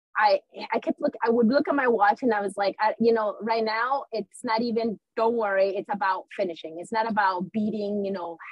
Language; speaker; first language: English; early bilingual, other home language; Spanish